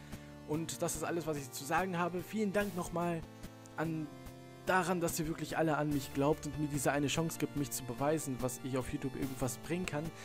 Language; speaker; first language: German; native; German